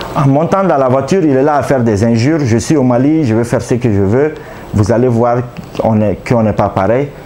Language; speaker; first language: French; non-native, local second language; Arabic